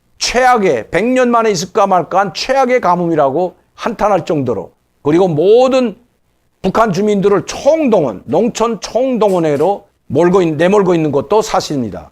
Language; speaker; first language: Korean; native; Korean